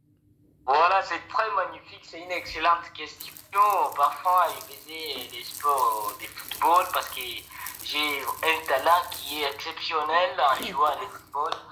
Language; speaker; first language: French; non-native, local second language; Rundi